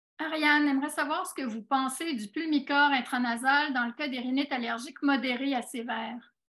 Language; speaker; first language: French; native; French